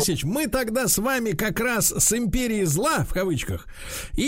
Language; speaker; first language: Russian; native; Russian